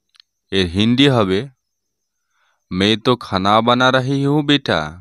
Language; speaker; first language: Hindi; non-native, learner; Bangla